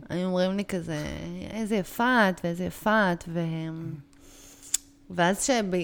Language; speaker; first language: Hebrew; native; Hebrew